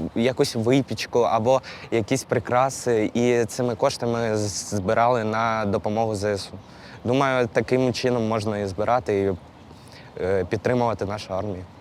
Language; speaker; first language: Ukrainian; native; Ukrainian